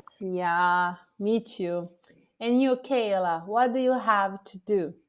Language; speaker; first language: English; non-native, fluent; Portuguese